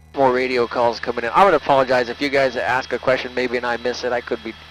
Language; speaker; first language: English; native; English